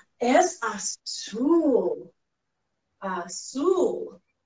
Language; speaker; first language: Spanish; non-native, fluent; English